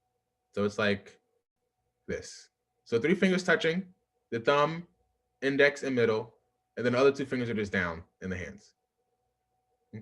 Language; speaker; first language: English; native; English